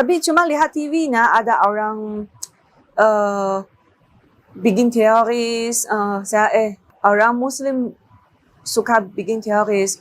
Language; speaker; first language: Indonesian; non-native, learner; Chinese